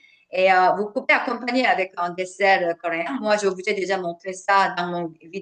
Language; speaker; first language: French; non-native, fluent; Korean